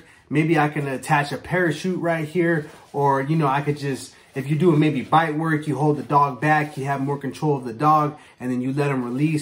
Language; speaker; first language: English; native; English